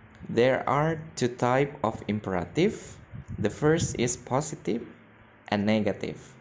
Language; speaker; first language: English; non-native, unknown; Indonesian